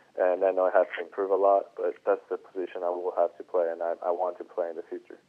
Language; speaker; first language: English; non-native, fluent; Italian